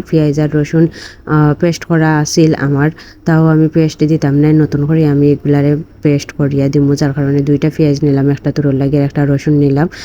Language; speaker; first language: Bangla; native; Bangla